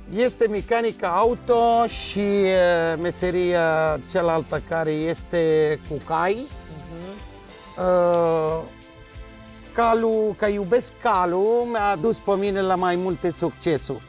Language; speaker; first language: Romanian; non-native, fluent; Arabic